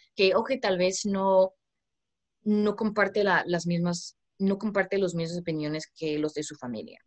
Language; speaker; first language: Spanish; non-native, fluent; English